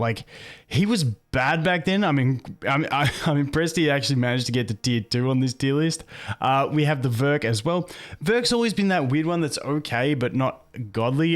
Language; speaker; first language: English; native; English